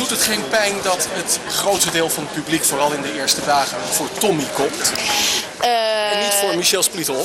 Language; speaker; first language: Dutch; native; Dutch